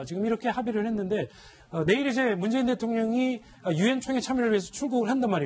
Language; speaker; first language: Korean; native; Korean